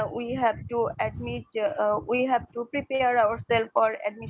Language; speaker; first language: English; non-native, learner; Bangla